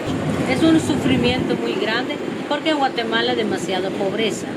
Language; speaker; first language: Spanish; non-native, local second language; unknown